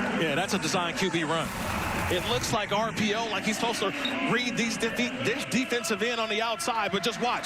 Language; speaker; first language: English; native; English